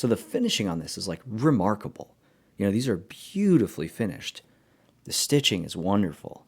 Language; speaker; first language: English; native; English